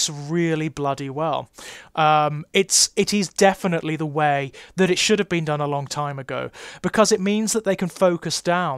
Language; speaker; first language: English; native; English